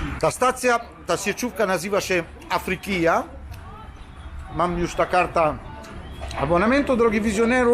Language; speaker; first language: Polish; non-native, fluent; Italian